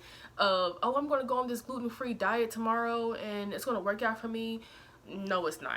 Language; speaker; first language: English; native; English